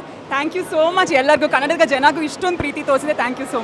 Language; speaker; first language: Kannada; non-native, learner; Malayalam